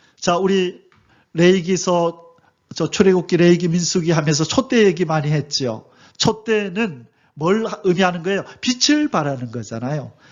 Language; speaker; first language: Korean; native; Korean